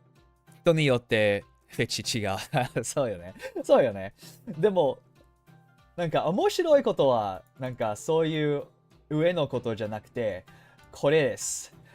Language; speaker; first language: Japanese; non-native, fluent; English